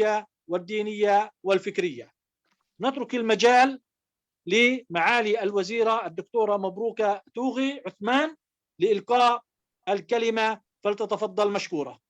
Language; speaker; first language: Arabic; native; Arabic